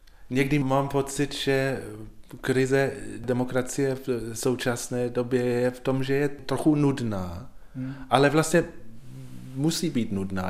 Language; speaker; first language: Czech; non-native, fluent; English